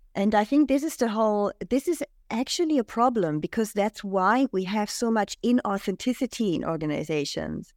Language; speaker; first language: English; non-native, fluent; German